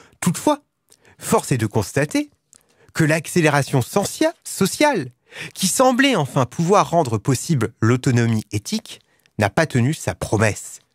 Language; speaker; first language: French; native; French